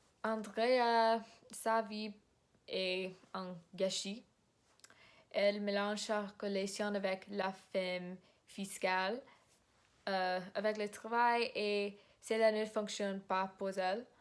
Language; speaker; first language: French; non-native, learner; English